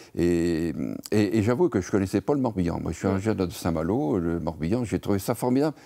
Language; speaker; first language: French; native; French